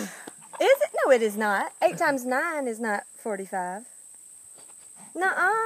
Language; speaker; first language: English; native; English